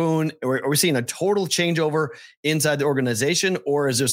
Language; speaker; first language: English; native; English